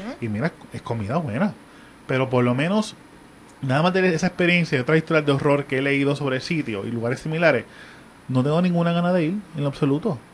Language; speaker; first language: Spanish; native; Spanish